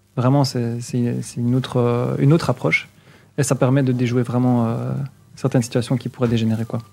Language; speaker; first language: French; native; French